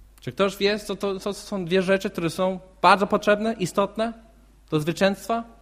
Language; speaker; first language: Polish; non-native, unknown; English